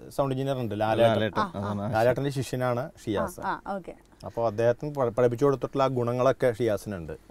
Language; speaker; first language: Malayalam; native; Malayalam